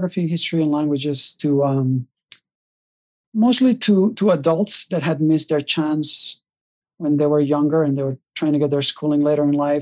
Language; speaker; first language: English; non-native, fluent; Catalan